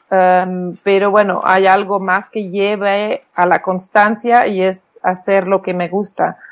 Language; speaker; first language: Spanish; non-native, fluent; Dutch